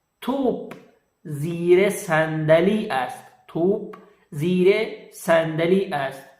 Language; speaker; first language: Persian; non-native, fluent; Urdu